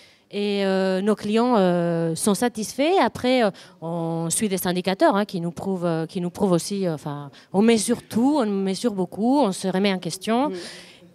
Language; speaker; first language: French; non-native, fluent; Spanish